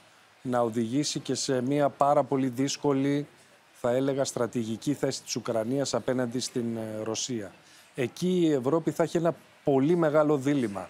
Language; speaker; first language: Greek; native; Greek